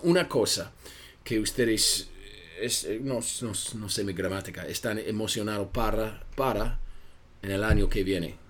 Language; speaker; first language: Spanish; non-native, fluent; English